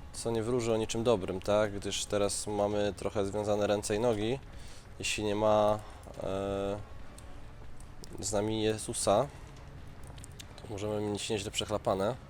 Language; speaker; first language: Polish; native; Polish